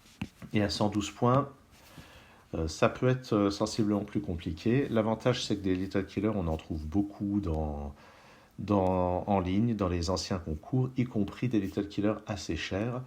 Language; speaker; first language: French; native; French